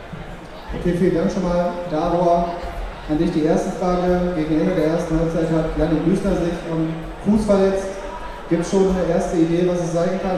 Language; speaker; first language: German; native; German